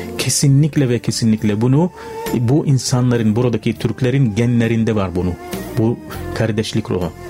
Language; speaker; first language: Turkish; non-native, fluent; Arabic